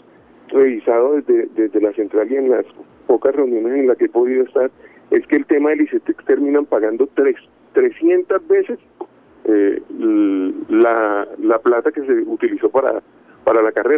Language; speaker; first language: Spanish; native; Spanish